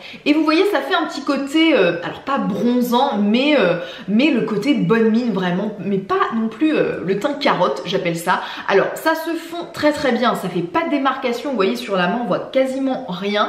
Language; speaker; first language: French; native; French